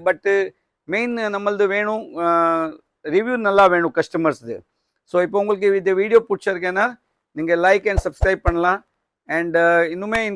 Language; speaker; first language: Tamil; non-native, fluent; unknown